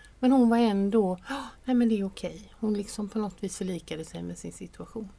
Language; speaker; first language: Swedish; native; Swedish